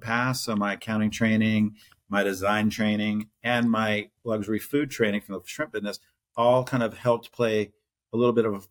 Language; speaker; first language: English; native; English